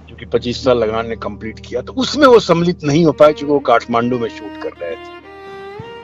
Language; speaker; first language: Hindi; native; Hindi